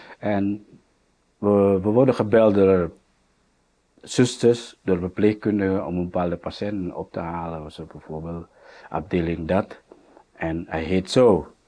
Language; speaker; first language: Dutch; non-native, fluent; Indonesian